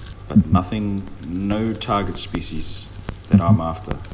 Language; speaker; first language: English; native; English